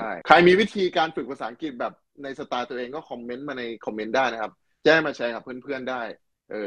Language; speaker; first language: Thai; native; Thai